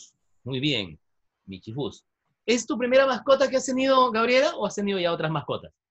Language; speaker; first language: Spanish; native; Spanish